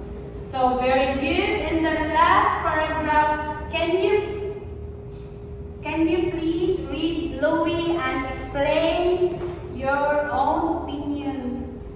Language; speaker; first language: English; non-native, local second language; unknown